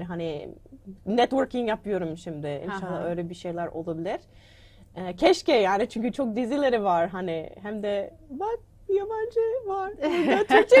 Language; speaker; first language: Turkish; non-native, learner; English